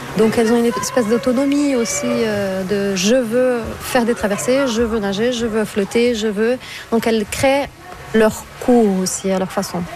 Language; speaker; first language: French; non-native, fluent; Portuguese